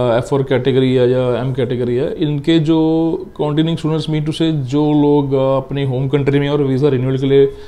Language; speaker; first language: Hindi; non-native, local second language; Punjabi